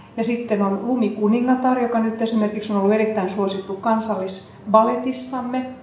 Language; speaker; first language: Finnish; native; Finnish